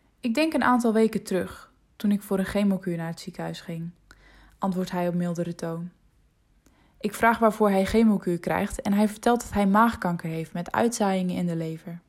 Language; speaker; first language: Dutch; non-native, local second language; Western Frisian